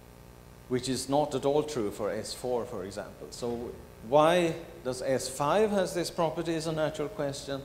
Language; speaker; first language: English; non-native, fluent; Swedish